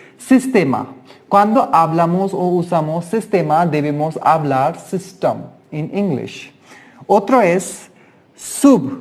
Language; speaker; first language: Spanish; non-native, learner; Hindi